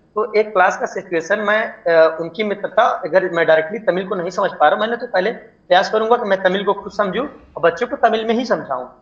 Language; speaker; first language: Hindi; native; Hindi